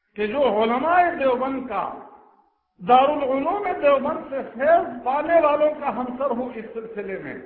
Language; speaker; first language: Urdu; non-native, local second language; Pashto